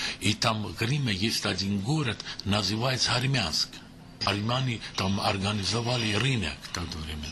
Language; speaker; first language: Russian; non-native, local second language; Armenian